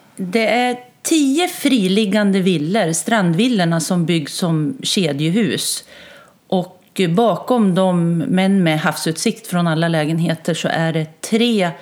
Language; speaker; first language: Swedish; native; Swedish